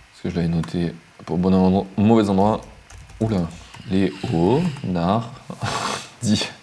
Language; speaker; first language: French; native; French